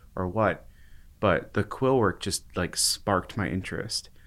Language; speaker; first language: English; native; English